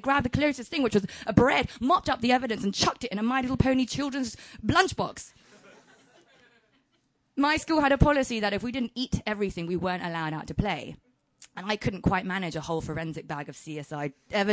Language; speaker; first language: English; early bilingual, other home language; Chinese